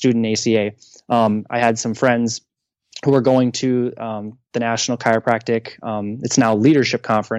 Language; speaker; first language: English; native; English